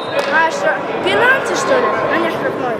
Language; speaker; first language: Russian; native; Russian